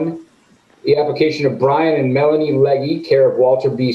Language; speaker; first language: English; native; English